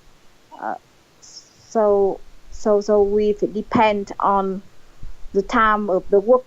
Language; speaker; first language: English; non-native, learner; Vietnamese